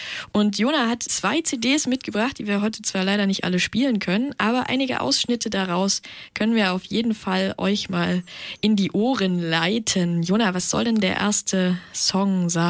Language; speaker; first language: German; native; German